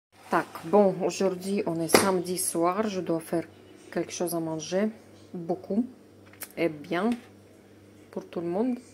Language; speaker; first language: French; non-native, fluent; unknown